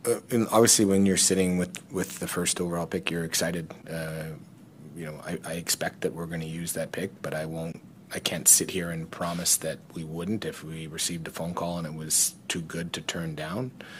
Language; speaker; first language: English; native; English